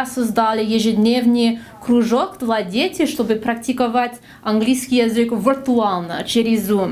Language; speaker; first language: Russian; non-native, fluent; English